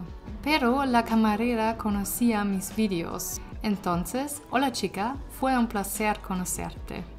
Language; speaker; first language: Spanish; non-native, learner; German